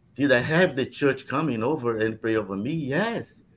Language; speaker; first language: English; non-native, fluent; Portuguese